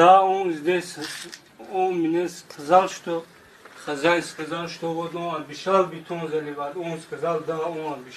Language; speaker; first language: Russian; non-native, learner; Tajik